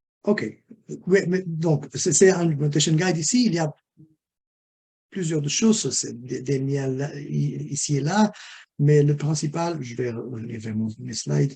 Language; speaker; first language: French; non-native, fluent; Portuguese